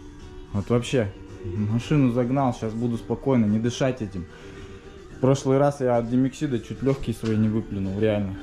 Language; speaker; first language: Russian; native; Russian